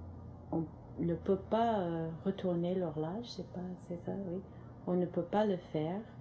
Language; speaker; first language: French; non-native, local second language; English